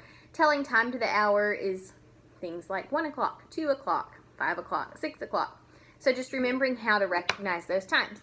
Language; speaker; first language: English; native; English